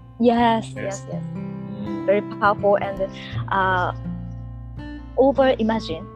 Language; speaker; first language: English; non-native, learner; Japanese